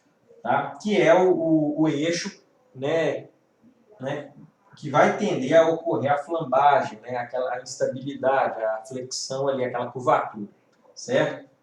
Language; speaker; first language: Portuguese; native; Portuguese